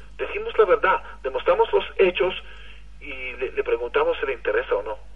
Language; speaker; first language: Spanish; non-native, fluent; Hebrew